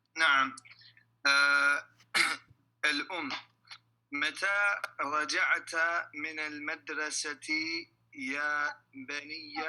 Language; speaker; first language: Arabic; non-native, learner; English